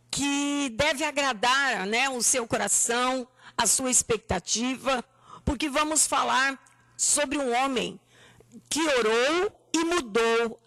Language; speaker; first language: Portuguese; native; Portuguese